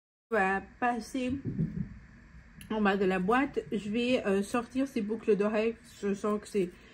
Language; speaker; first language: French; non-native, fluent; Spanish